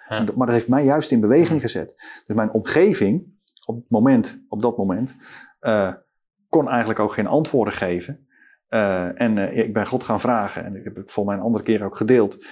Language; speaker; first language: Dutch; native; Dutch